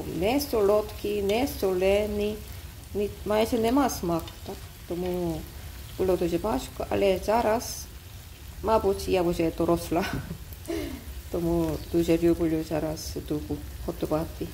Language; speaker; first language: Ukrainian; non-native, learner; Korean